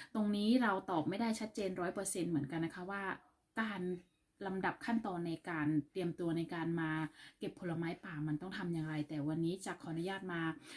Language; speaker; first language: Thai; native; Thai